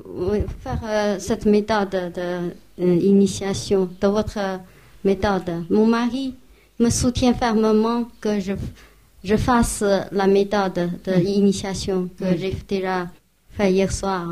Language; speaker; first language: French; non-native, fluent; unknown